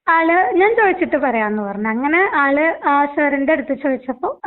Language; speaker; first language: Malayalam; non-native, local second language; Marathi